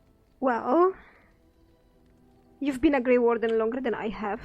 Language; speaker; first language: English; non-native, fluent; Italian